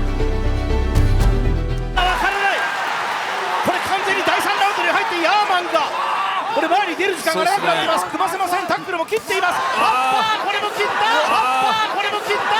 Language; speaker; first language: Japanese; native; Japanese